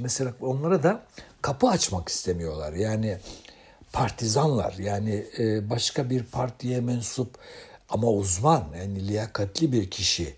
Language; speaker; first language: Turkish; native; Turkish